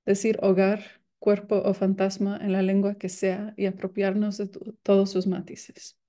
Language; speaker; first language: Spanish; early bilingual, other home language; Portuguese